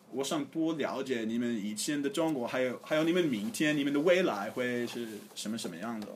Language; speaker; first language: Chinese; non-native, fluent; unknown